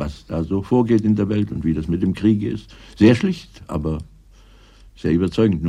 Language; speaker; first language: German; native; German